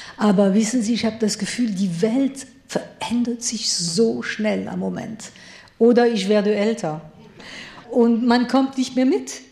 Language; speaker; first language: German; non-native, fluent; French